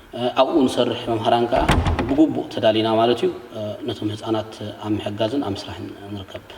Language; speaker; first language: Tigrinya; native; Tigrinya